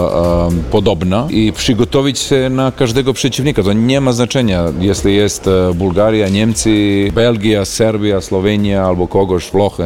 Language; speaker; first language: Polish; non-native, learner; Serbian